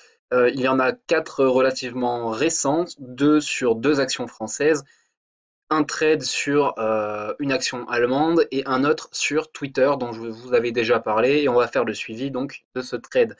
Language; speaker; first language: French; native; French